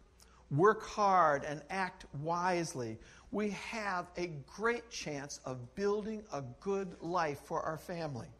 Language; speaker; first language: English; native; English